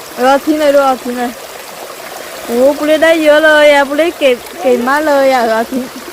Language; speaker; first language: Thai; non-native, local second language; Akha